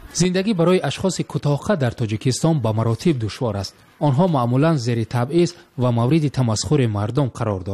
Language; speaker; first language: Tajik; native; Tajik